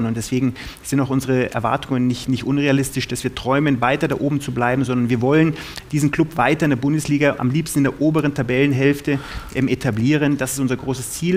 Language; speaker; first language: German; native; German